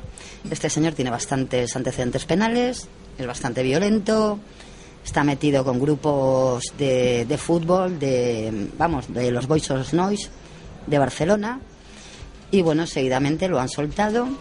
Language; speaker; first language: Spanish; native; Spanish